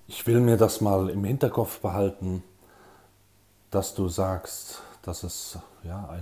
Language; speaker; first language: German; native; German